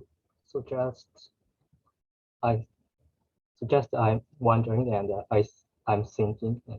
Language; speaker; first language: English; non-native, learner; Japanese